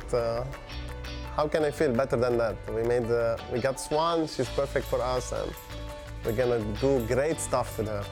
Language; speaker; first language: English; non-native, fluent; Arabic